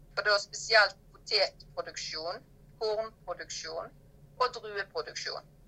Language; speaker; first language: Norwegian; native; Norwegian